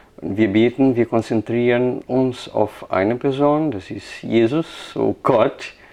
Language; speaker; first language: German; non-native, fluent; Portuguese